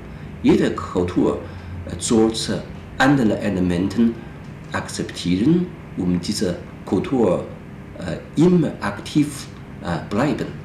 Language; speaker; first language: German; non-native, fluent; Chinese